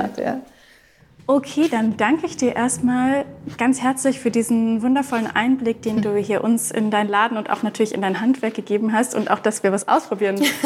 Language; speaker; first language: German; native; German